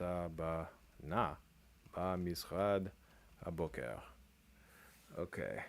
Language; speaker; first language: Hebrew; non-native, learner; English